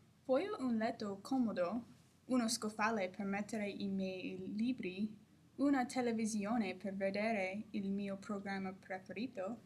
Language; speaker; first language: Italian; non-native, learner; English